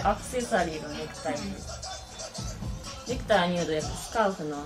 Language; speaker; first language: Korean; non-native, fluent; Japanese